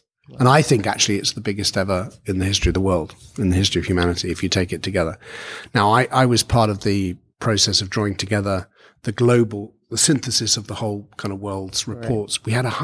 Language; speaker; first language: English; native; English